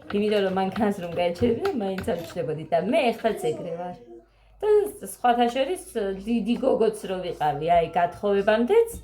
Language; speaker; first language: Georgian; native; Georgian